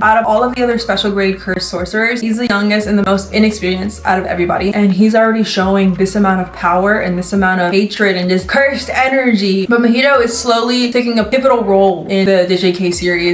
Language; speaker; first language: English; native; English